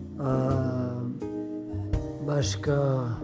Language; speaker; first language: Turkish; non-native, learner; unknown